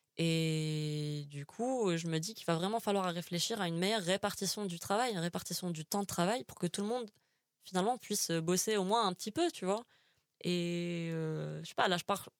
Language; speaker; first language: French; non-native, local second language; Arabic